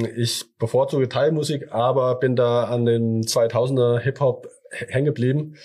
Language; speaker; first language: German; early bilingual, other home language; Thai